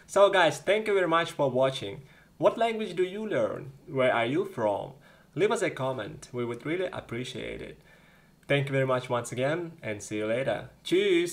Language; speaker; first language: English; non-native, fluent; Russian